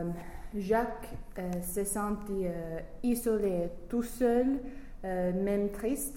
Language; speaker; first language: French; non-native, fluent; English